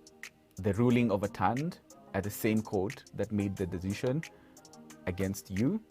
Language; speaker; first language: English; non-native, local second language; Swahili